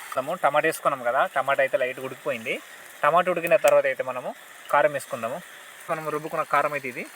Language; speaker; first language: Telugu; native; Telugu